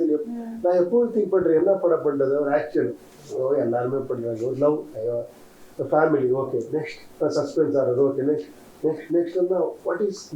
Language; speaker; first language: Tamil; non-native, learner; Kannada